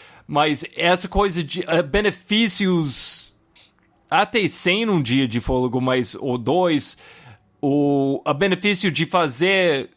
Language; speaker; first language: Portuguese; non-native, fluent; English